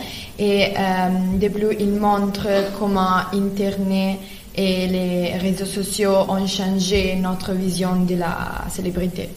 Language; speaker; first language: French; non-native, fluent; Italian